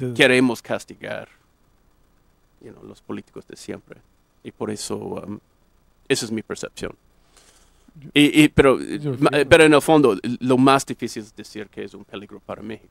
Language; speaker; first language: Spanish; non-native, fluent; English